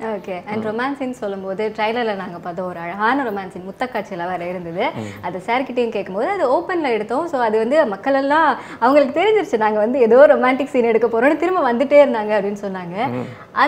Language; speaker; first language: Tamil; native; Tamil